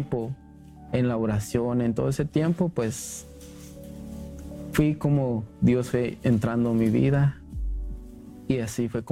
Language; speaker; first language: Spanish; native; Spanish